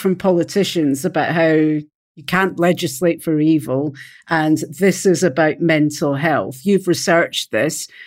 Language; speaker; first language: English; native; English